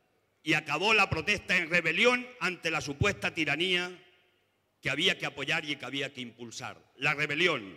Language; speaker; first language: Spanish; native; Spanish